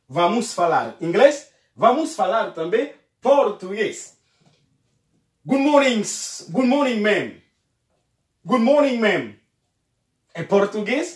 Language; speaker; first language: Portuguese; non-native, learner; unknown